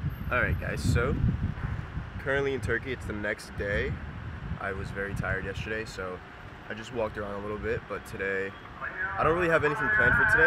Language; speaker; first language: English; early bilingual, other home language; Turkish